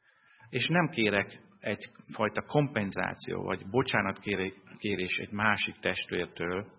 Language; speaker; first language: Hungarian; non-native, fluent; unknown